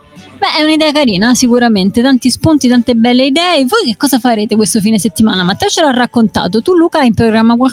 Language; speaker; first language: Italian; native; Italian